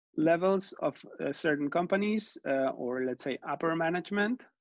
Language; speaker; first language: English; non-native, fluent; Spanish